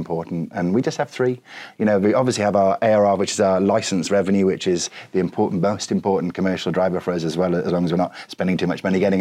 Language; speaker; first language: English; native; English